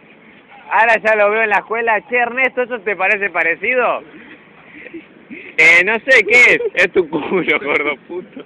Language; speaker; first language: Spanish; native; Spanish